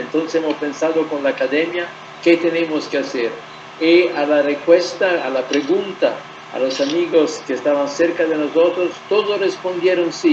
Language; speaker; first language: Spanish; non-native, fluent; Italian